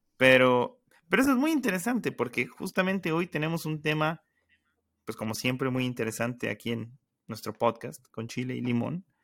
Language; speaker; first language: Spanish; native; Spanish